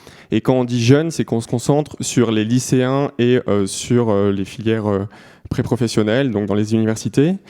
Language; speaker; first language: French; native; French